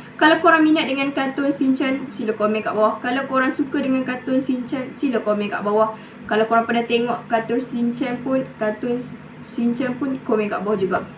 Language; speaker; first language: Malay; native; Malay